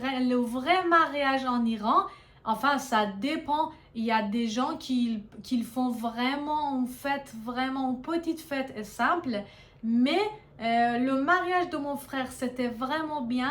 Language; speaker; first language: French; non-native, fluent; Persian